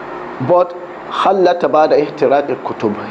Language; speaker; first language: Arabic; non-native, fluent; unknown